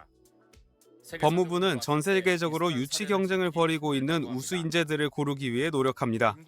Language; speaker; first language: Korean; native; Korean